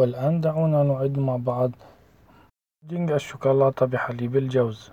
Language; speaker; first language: Arabic; native; Arabic